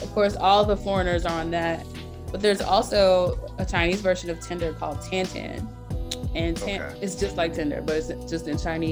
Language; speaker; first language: English; native; English